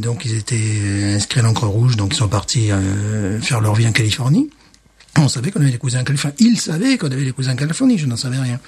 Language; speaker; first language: French; native; French